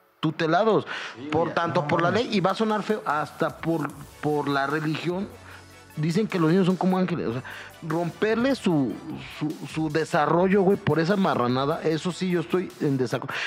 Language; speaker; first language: Spanish; native; Spanish